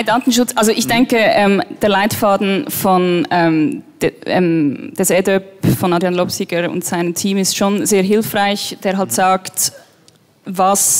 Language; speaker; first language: German; native; German